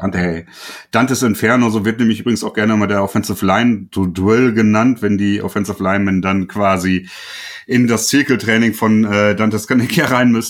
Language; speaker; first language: German; native; German